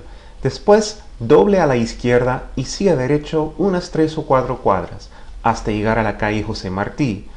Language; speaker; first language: Spanish; non-native, fluent; English